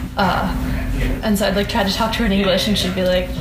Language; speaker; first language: English; native; English